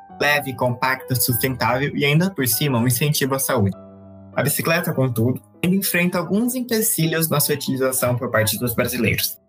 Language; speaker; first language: Portuguese; native; Portuguese